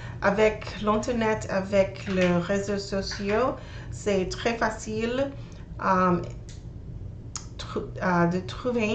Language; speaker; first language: French; non-native, learner; English